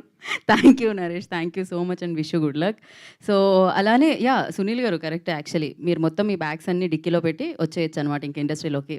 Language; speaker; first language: Telugu; native; Telugu